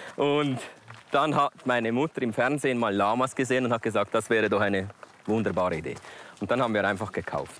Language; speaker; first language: German; native; German